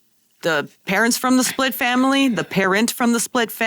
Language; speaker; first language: English; native; English